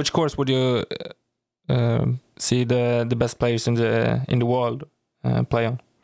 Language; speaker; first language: English; non-native, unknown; Swedish